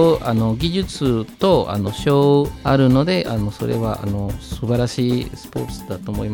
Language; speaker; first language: Japanese; non-native, learner; Spanish